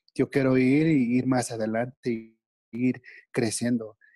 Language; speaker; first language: Spanish; non-native, fluent; English